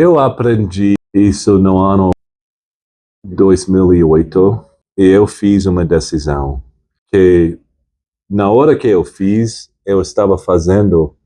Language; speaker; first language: Portuguese; non-native, fluent; English